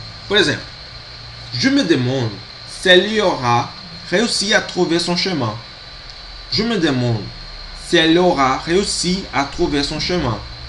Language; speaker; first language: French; non-native, fluent; Portuguese